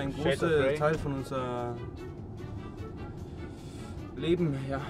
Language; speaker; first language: German; non-native, learner; Danish